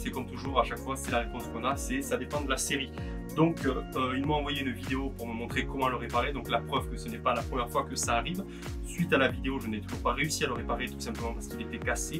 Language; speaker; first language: French; native; French